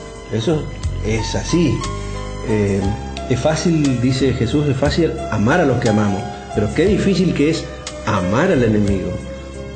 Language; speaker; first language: Spanish; native; Spanish